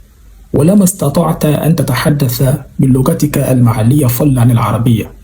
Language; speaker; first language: Arabic; non-native, fluent; Yoruba